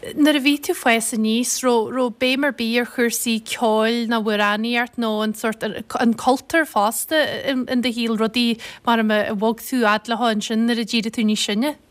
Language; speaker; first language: Irish; native; Irish